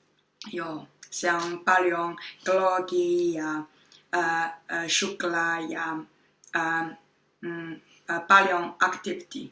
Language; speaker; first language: Finnish; non-native, learner; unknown